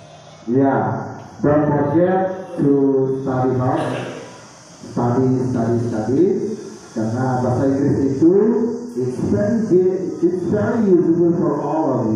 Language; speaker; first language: English; non-native, local second language; Indonesian